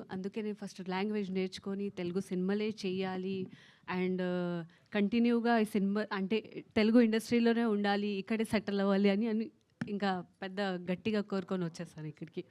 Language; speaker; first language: Telugu; non-native, local second language; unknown